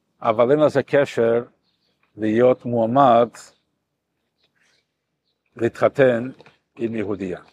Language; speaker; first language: Hebrew; non-native, fluent; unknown